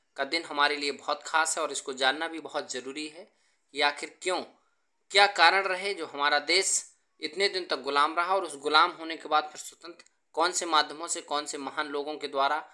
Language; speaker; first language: Hindi; native; Hindi